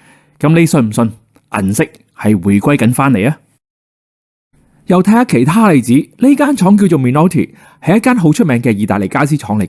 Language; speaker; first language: Cantonese; native; Cantonese